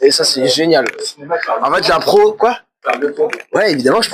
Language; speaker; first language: French; native; French